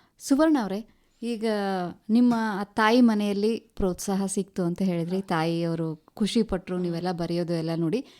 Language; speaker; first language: Kannada; native; Kannada